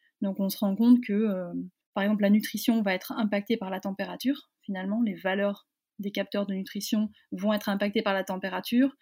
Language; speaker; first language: French; native; French